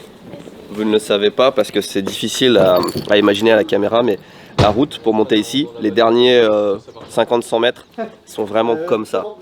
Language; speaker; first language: French; native; French